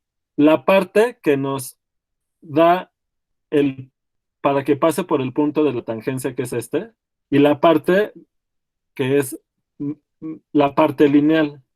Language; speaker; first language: Spanish; native; Spanish